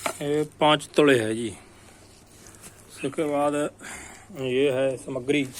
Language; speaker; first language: Urdu; non-native, local second language; Punjabi